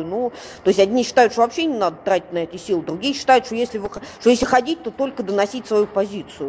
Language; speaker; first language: Russian; native; Russian